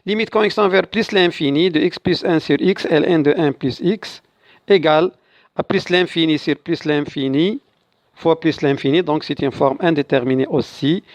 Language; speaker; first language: French; non-native, local second language; Arabic